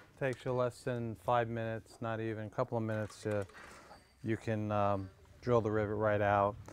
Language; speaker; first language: English; native; English